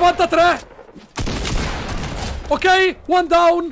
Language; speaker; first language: English; non-native, learner; Italian